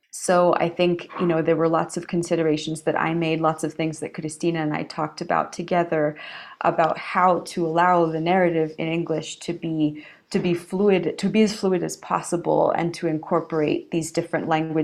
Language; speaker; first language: English; native; English